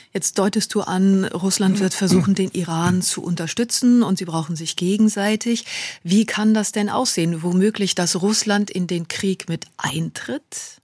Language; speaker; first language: German; native; German